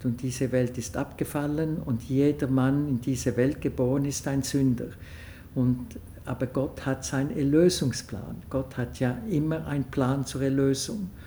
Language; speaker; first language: German; non-native, local second language; French